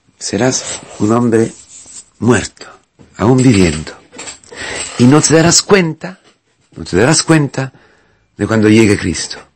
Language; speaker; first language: Spanish; non-native, fluent; Italian